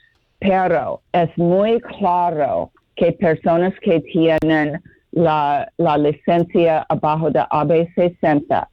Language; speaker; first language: Spanish; non-native, learner; English